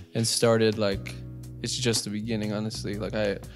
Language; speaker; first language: English; native; English